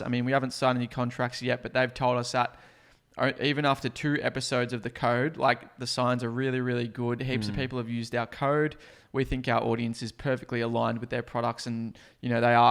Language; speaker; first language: English; native; English